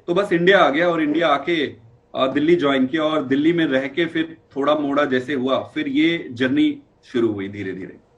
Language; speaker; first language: Hindi; native; Hindi